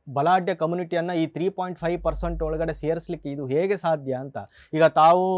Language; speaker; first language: Kannada; native; Kannada